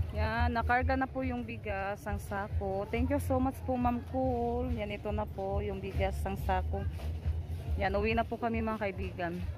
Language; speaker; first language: Filipino; non-native, local second language; Cebuano